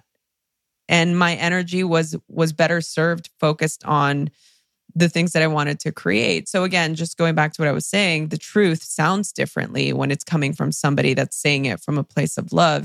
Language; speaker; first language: English; early bilingual, other home language; Spanish